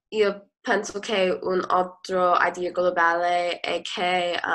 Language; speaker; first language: Italian; non-native, learner; English